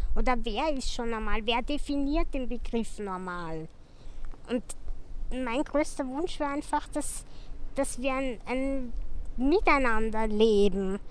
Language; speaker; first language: German; native; German